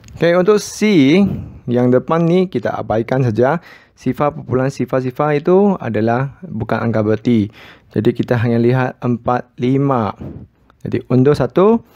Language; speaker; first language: Malay; non-native, local second language; Chinese